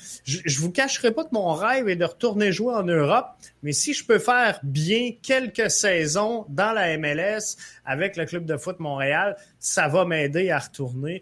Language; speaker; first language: French; native; French